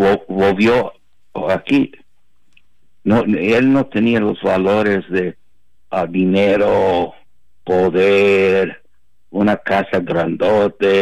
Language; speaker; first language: Spanish; early bilingual, heritage; Spanish